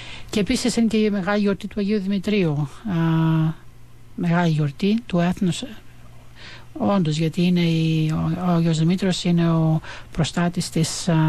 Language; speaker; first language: Greek; native; Greek